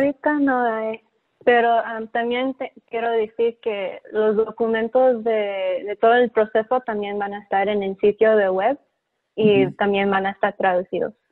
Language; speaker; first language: Spanish; early bilingual, heritage; Spanish